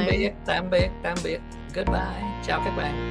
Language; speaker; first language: Vietnamese; early bilingual, heritage; Vietnamese